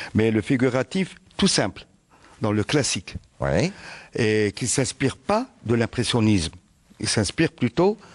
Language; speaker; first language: French; non-native, local second language; Arabic